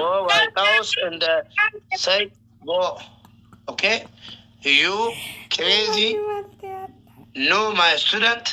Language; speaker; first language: English; non-native, learner; Oromo